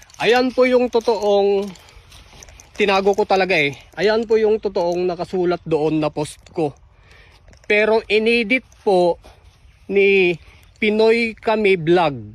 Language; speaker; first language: Filipino; non-native, local second language; Iloko